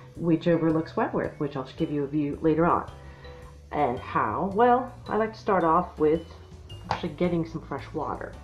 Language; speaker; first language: English; native; English